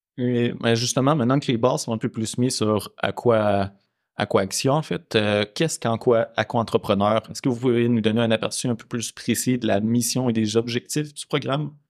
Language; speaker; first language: French; native; French